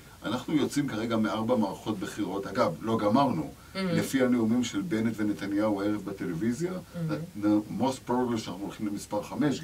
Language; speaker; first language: Hebrew; native; Hebrew